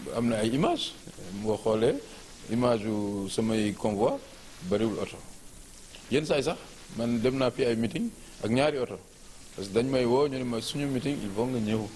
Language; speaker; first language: Wolof; non-native, local second language; Fula